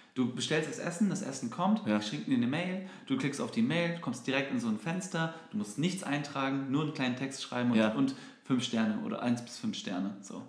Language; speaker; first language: German; early bilingual, other home language; Turkish